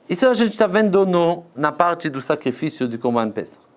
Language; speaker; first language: Portuguese; non-native, fluent; Hebrew